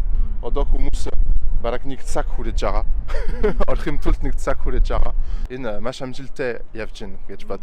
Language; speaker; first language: Mongolian; non-native, fluent; French